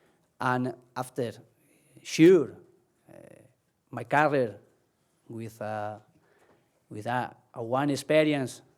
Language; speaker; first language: English; non-native, learner; Spanish